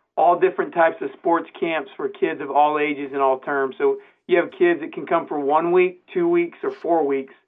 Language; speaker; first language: English; native; English